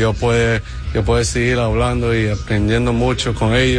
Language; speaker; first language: Spanish; early bilingual, heritage; Spanish